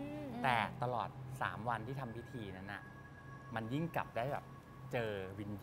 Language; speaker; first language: Thai; native; Thai